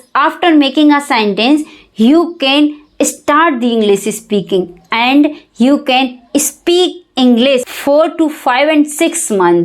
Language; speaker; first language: English; non-native, learner; Hindi